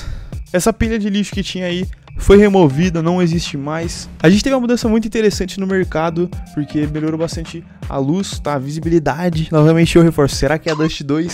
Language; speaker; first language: Portuguese; native; Portuguese